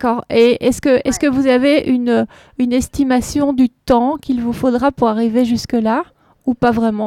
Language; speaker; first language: French; native; French